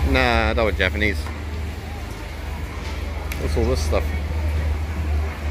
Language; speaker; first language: English; native; English